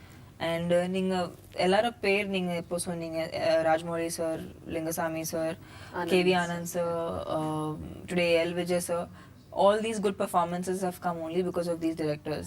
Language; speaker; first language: Tamil; non-native, fluent; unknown